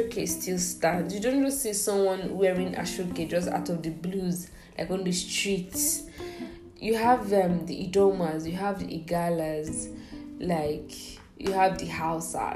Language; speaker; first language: English; non-native, local second language; Igbo